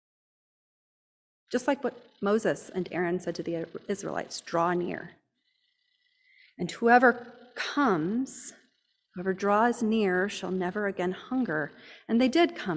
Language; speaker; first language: English; native; English